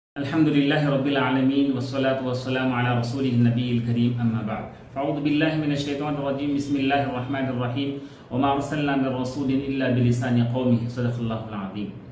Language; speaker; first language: Urdu; native; Urdu